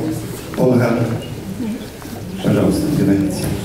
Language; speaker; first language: Russian; non-native, fluent; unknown